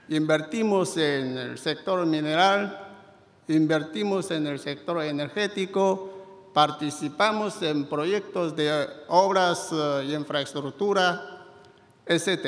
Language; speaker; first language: Spanish; non-native, fluent; Chinese